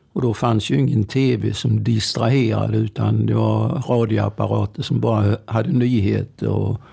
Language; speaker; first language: Swedish; early bilingual, other home language; German